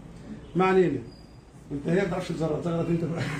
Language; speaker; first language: Arabic; native; Arabic